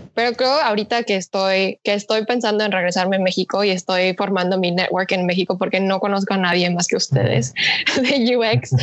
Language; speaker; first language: Spanish; early bilingual, other home language; Korean